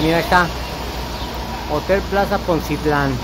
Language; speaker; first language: Spanish; native; Spanish